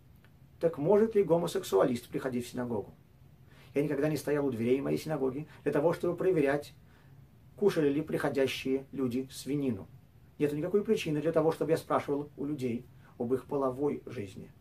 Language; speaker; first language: Russian; native; Russian